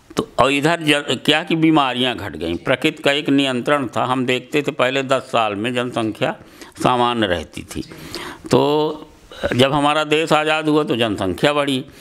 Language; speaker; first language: Hindi; native; Hindi